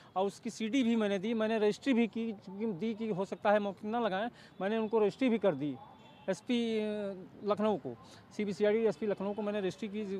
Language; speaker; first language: Hindi; native; Hindi